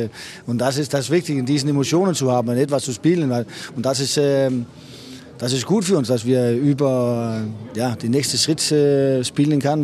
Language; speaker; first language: German; non-native, fluent; Danish